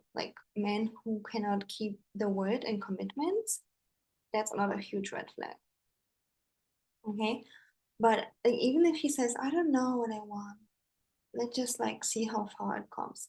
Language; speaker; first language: English; non-native, fluent; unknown